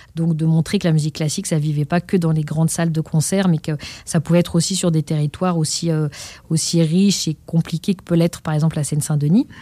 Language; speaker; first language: French; native; French